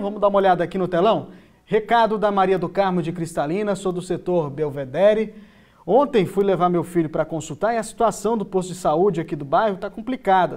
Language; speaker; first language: Portuguese; native; Portuguese